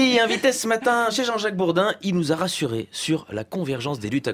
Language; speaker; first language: French; native; French